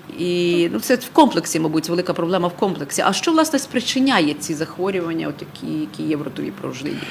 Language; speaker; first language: Ukrainian; native; Ukrainian